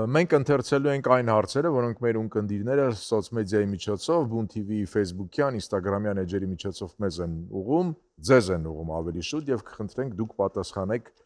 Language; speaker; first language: Armenian; native; Armenian